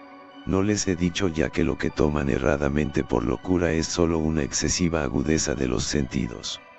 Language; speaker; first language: Spanish; native; Spanish